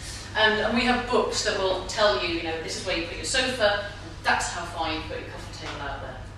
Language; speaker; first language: English; native; English